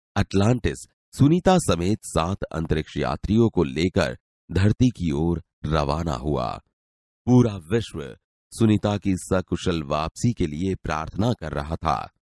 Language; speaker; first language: Hindi; non-native, local second language; Gujarati